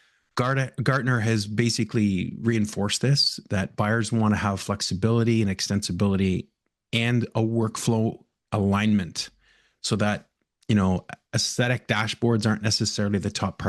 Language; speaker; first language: English; native; English